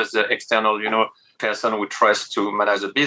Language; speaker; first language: English; non-native, fluent; French